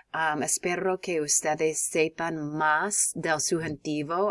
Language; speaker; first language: Spanish; non-native, fluent; English